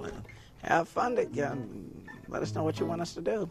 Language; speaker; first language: English; native; English